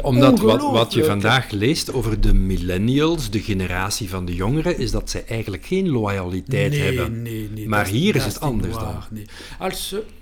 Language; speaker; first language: Dutch; non-native, learner; French